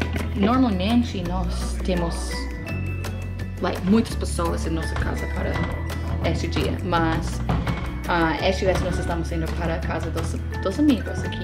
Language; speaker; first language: Portuguese; non-native, learner; English